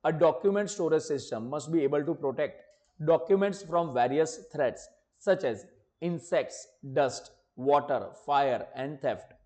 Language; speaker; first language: English; non-native, local second language; Gujarati